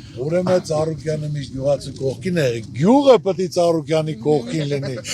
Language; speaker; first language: Armenian; native; Armenian